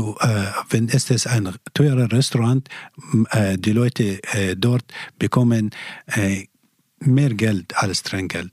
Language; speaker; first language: German; non-native, learner; Persian